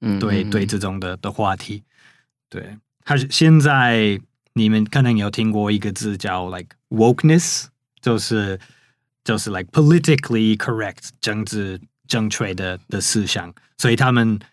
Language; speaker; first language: Chinese; non-native, fluent; English